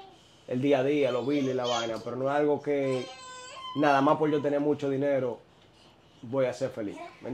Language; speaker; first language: Spanish; native; Spanish